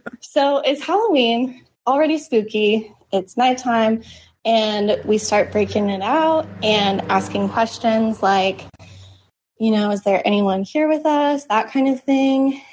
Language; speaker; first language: English; native; English